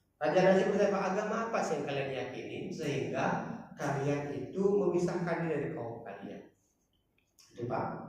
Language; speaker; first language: Indonesian; non-native, local second language; Batak Toba